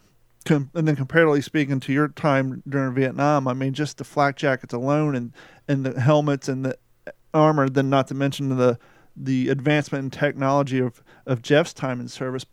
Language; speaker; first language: English; native; English